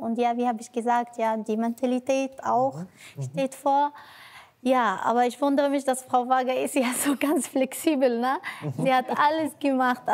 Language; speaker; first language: German; non-native, learner; Arabic